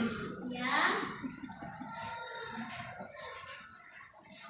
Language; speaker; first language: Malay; non-native, local second language; Minangkabau